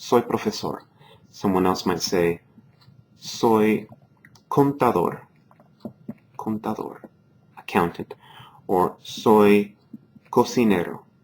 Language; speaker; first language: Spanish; non-native, fluent; English